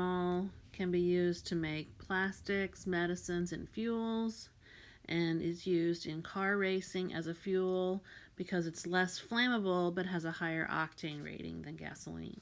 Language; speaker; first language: English; native; English